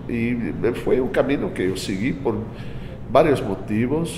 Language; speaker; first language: Spanish; non-native, fluent; English